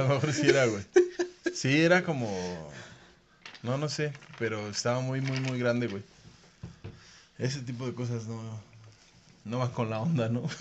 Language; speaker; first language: Spanish; native; Spanish